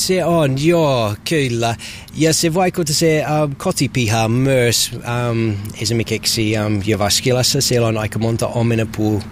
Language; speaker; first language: Finnish; non-native, learner; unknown